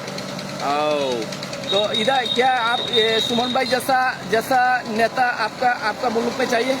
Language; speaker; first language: Hindi; non-native, learner; Bangla